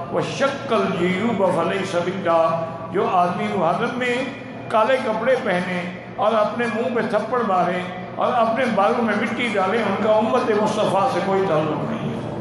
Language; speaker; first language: Urdu; native; Urdu